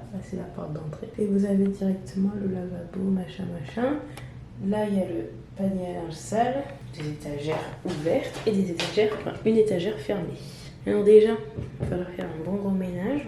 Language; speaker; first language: French; native; French